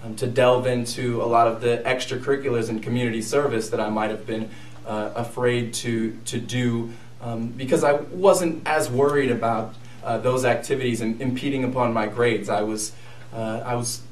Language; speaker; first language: English; native; English